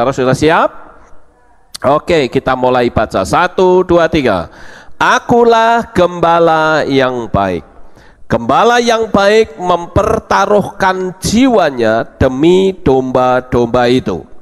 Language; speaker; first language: Indonesian; native; Indonesian